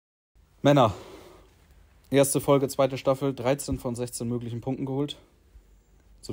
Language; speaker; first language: German; native; German